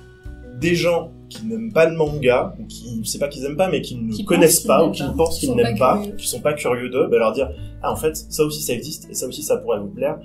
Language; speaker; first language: French; native; French